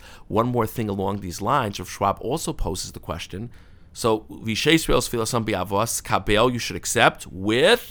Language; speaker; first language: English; native; English